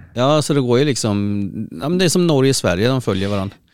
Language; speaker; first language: Swedish; early bilingual, other home language; Spanish